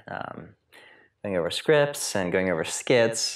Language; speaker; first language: English; native; English